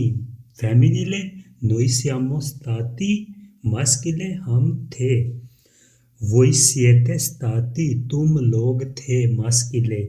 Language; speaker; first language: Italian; non-native, fluent; Urdu